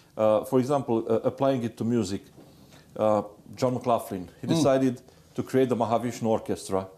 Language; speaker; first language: English; non-native, fluent; Romanian